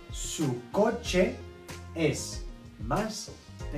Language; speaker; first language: Spanish; non-native, fluent; English